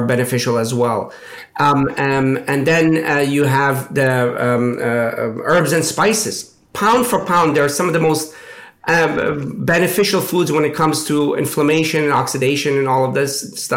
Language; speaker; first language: English; native; English